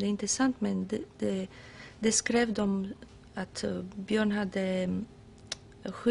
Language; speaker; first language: Swedish; non-native, fluent; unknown